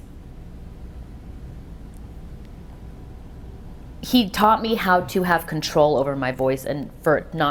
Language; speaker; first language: English; native; English